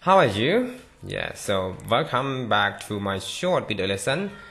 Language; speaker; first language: English; non-native, learner; Khmer